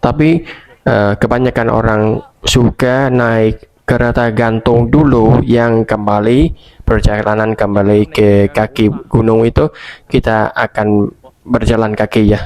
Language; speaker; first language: Indonesian; non-native, fluent; Vietnamese